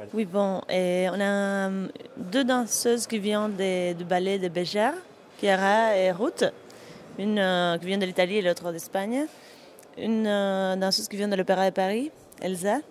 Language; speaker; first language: French; non-native, fluent; Spanish